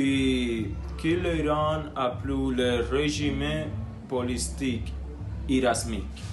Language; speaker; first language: French; non-native, learner; Spanish